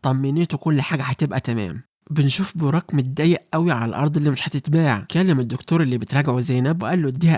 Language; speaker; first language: Arabic; native; Arabic